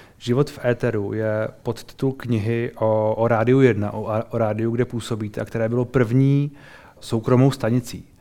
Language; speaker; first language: Czech; native; Czech